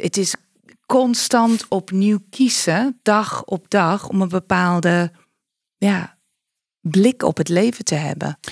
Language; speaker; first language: Dutch; non-native, fluent; English